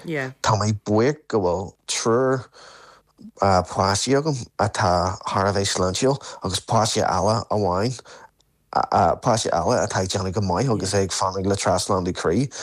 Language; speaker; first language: Irish; non-native, local second language; English